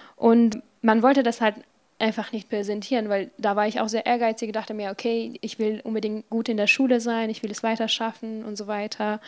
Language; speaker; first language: German; non-native, fluent; Persian